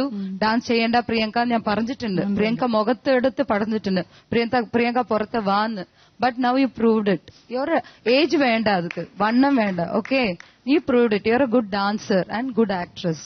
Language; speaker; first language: Malayalam; non-native, fluent; Tamil